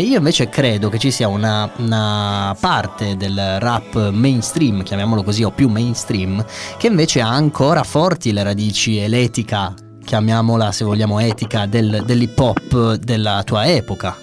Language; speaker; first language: Italian; native; Italian